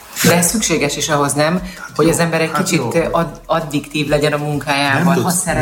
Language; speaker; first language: Hungarian; native; Hungarian